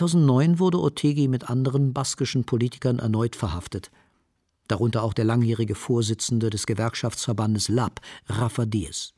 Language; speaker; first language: German; native; German